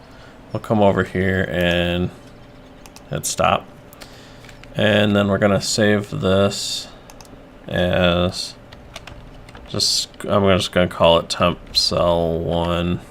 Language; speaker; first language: English; native; English